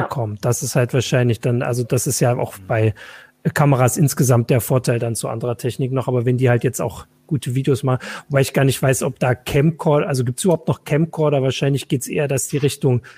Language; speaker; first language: German; native; German